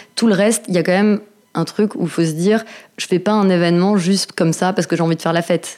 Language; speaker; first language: French; native; French